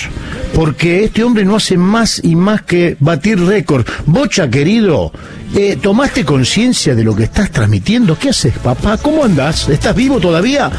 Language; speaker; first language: Spanish; native; Spanish